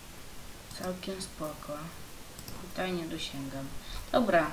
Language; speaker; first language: Polish; native; Polish